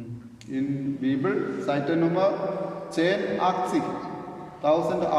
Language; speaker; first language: German; non-native, learner; Malayalam